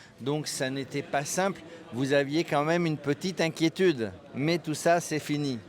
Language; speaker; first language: French; native; French